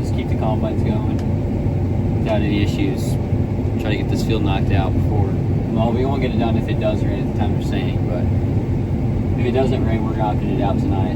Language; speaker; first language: English; native; English